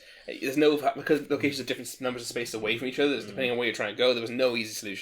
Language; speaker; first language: English; native; English